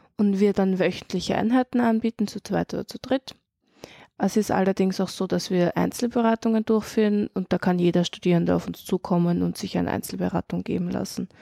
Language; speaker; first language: German; native; German